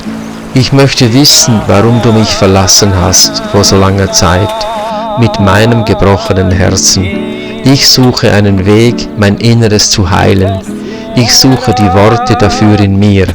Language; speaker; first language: German; native; German